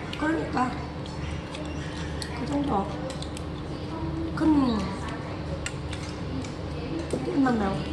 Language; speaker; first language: Korean; non-native, learner; Vietnamese